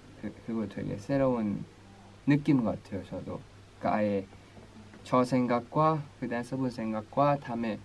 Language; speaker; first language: Korean; non-native, fluent; Thai